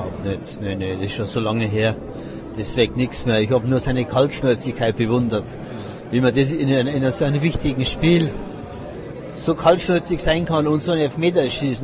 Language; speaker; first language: German; native; German